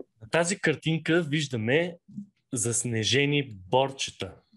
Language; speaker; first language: Bulgarian; early bilingual, heritage; Bulgarian